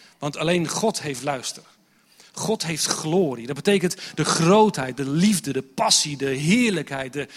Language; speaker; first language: Dutch; non-native, fluent; English